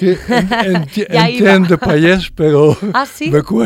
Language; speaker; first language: Spanish; non-native, fluent; French